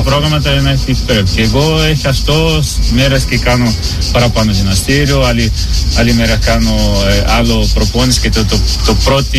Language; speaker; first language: Greek; non-native, learner; Portuguese